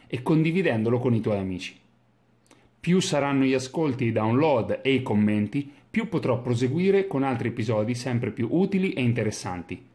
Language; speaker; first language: English; non-native, fluent; Italian